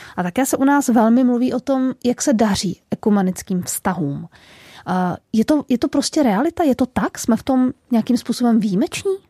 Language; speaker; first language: Czech; native; Czech